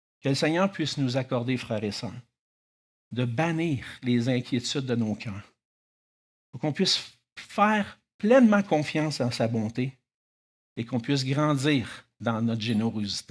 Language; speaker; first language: French; native; French